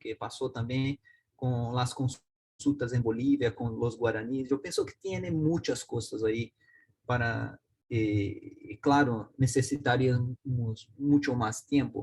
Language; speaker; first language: Spanish; non-native, learner; Portuguese